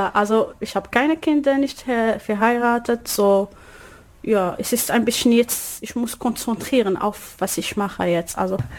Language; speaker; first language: German; non-native, learner; Arabic